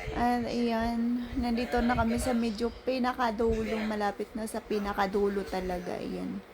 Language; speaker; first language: Filipino; non-native, local second language; Cebuano